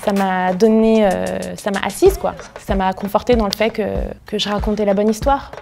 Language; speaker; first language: French; early bilingual, other home language; Arabic